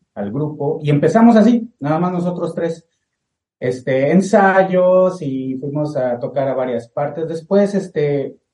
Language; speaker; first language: Spanish; native; Spanish